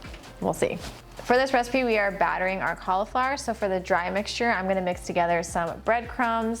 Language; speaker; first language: English; native; English